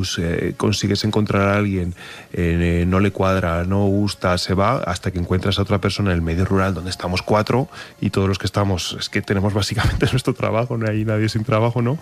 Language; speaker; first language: Spanish; native; Spanish